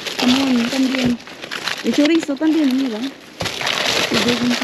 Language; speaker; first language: Spanish; non-native, learner; Filipino